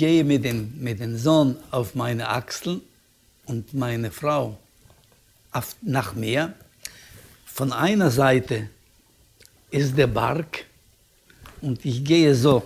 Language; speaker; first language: German; non-native, learner; Yiddish